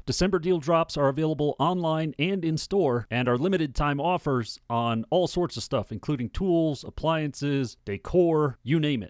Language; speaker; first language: English; native; English